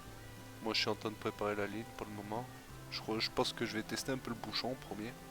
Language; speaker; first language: French; native; French